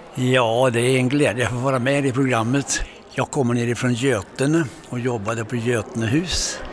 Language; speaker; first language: Swedish; native; Swedish